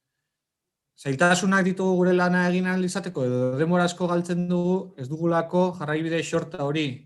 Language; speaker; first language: Basque; native; Basque